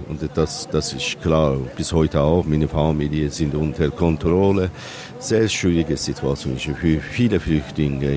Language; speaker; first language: German; non-native, learner; Persian